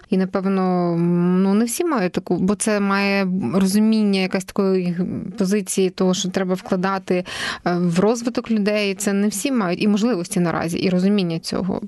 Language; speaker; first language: Ukrainian; native; Ukrainian